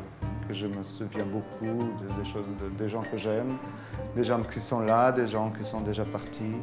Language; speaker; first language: French; non-native, fluent; Portuguese